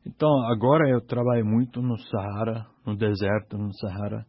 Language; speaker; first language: Portuguese; non-native, learner; English